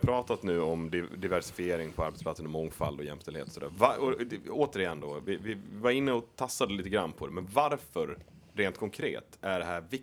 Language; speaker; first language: Swedish; native; Swedish